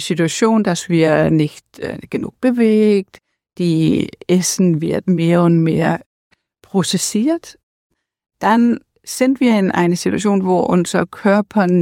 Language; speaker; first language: German; non-native, learner; Danish